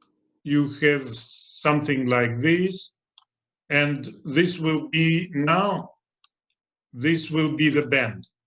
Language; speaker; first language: English; non-native, fluent; Russian